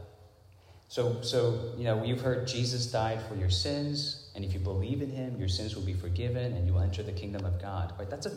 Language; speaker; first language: English; non-native, local second language; Cantonese